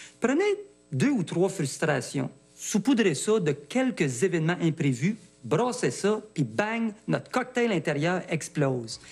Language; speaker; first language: French; native; French